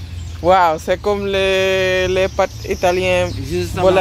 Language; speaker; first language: French; non-native, learner; English